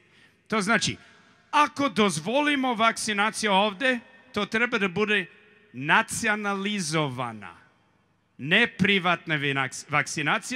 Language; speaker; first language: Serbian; early bilingual, heritage; Serbian